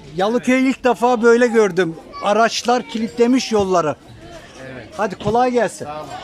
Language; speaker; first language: Turkish; native; Turkish